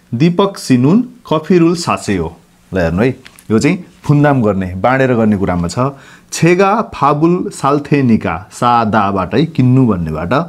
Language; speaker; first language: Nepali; non-native, local second language; Gurung